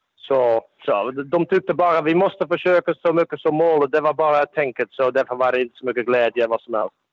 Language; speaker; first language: Swedish; non-native, fluent; Dutch